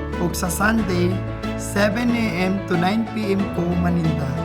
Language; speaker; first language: Cebuano; non-native, local second language; Waray